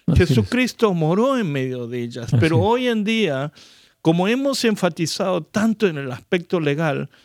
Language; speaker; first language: Spanish; non-native, fluent; Korean